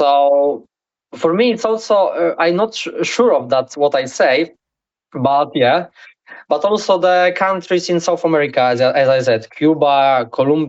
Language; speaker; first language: English; non-native, learner; Polish